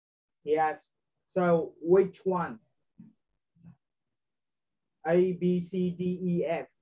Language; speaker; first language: English; non-native, fluent; Vietnamese